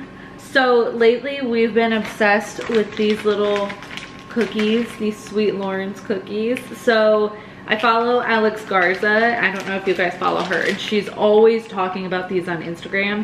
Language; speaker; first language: English; native; English